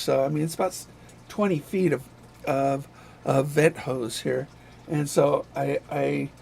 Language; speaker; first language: English; native; English